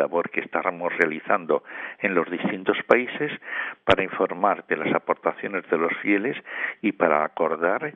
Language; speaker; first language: Spanish; native; Spanish